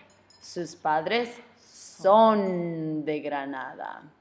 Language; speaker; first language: Spanish; non-native, fluent; English